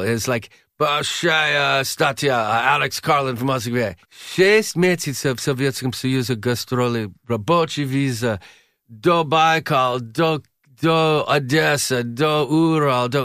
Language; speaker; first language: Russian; non-native, learner; English